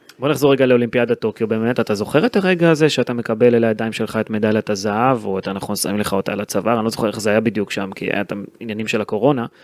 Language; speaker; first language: Hebrew; native; Hebrew